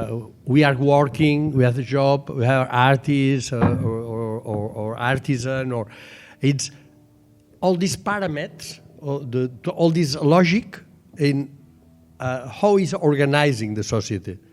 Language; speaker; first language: English; non-native, learner; Catalan